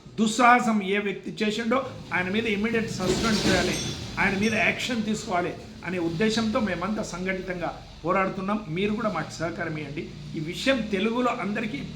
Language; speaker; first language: Telugu; non-native, local second language; Kannada